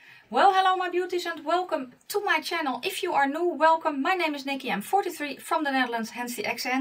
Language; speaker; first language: English; non-native, fluent; Dutch